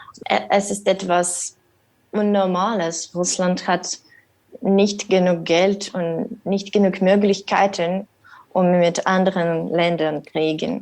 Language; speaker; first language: German; non-native, learner; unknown